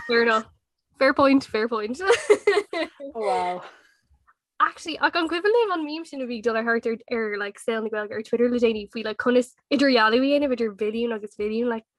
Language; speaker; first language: Irish; non-native, local second language; English